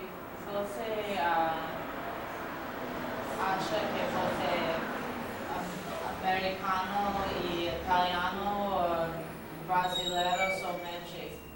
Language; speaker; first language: Portuguese; non-native, learner; English